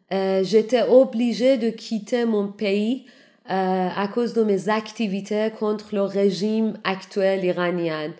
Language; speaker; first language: French; non-native, learner; Persian